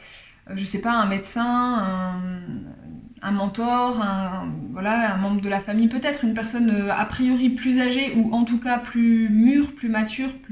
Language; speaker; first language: French; native; French